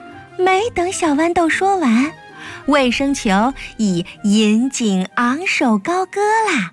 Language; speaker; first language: Chinese; native; Chinese